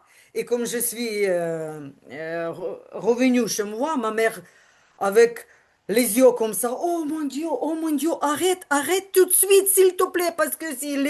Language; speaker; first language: French; non-native, learner; Ukrainian